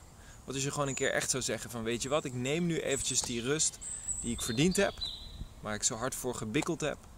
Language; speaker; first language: Dutch; native; Dutch